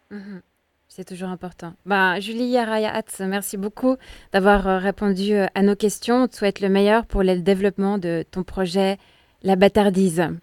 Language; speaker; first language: French; native; French